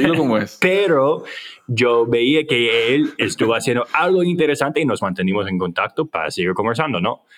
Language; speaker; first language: Spanish; non-native, fluent; English